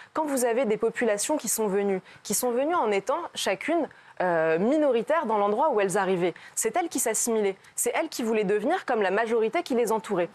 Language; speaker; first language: French; native; French